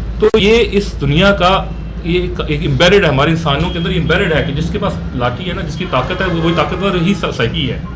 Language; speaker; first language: Urdu; non-native, local second language; Punjabi